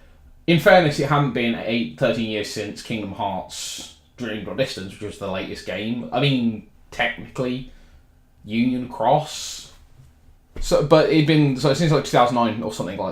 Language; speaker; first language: English; native; English